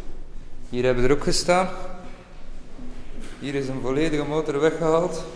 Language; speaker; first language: Dutch; native; Dutch